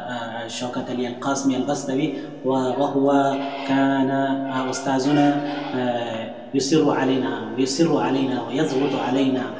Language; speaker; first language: Arabic; non-native, fluent; Urdu